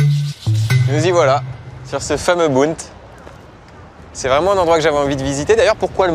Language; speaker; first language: French; native; French